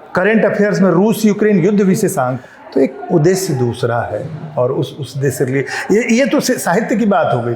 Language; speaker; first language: Hindi; non-native, local second language; Bhojpuri